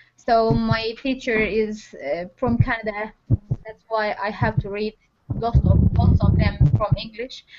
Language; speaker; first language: English; non-native, learner; Turkish